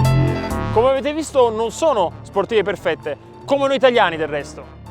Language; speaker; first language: Italian; native; Italian